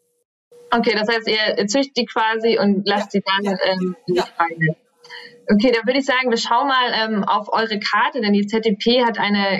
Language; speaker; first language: German; native; German